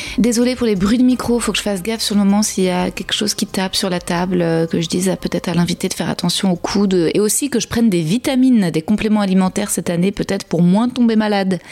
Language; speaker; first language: French; native; French